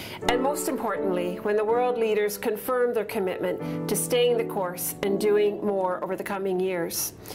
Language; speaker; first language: English; native; English